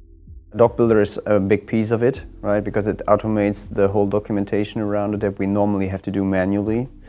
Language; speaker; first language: English; non-native, fluent; German